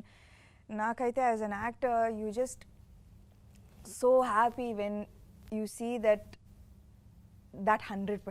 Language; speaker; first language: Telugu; non-native, fluent; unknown